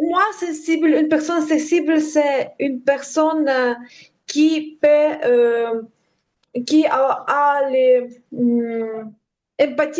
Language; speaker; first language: French; non-native, learner; Ukrainian